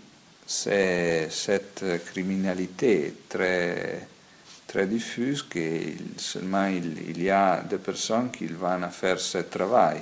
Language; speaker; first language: French; non-native, fluent; Italian